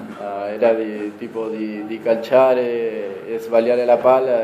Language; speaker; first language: Italian; non-native, fluent; Spanish